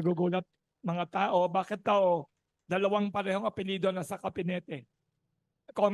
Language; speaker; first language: Filipino; native; Filipino